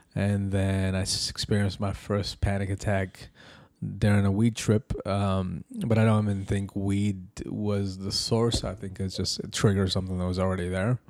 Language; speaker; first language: English; early bilingual, other home language; Arabic